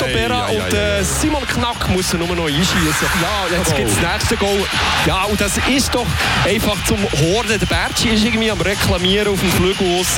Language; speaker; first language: German; native; German